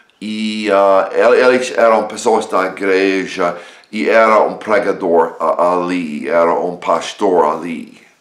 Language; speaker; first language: Portuguese; non-native, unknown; English